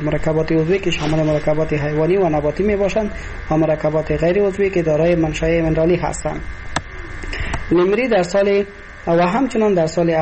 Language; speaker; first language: Persian; native; Persian